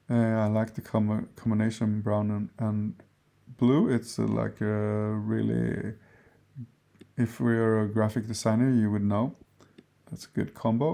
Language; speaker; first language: English; non-native, fluent; Swedish